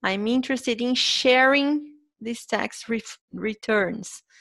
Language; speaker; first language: English; non-native, fluent; Portuguese